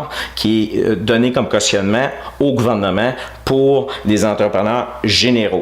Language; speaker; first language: French; native; French